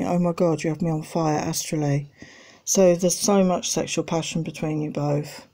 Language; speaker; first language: English; native; English